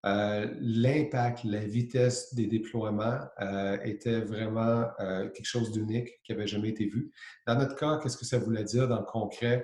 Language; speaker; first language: French; native; French